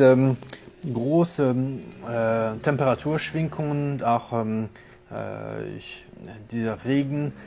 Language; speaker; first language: German; non-native, local second language; French